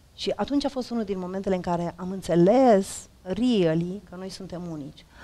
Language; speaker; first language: Romanian; native; Romanian